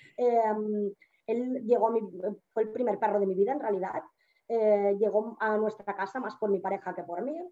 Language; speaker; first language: Spanish; native; Spanish